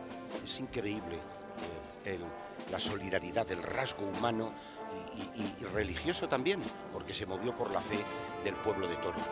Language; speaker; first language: Spanish; native; Spanish